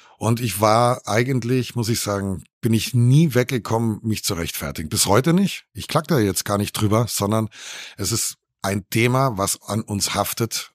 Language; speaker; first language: German; native; German